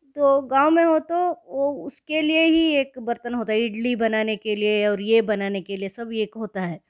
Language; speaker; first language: Hindi; non-native, local second language; Kannada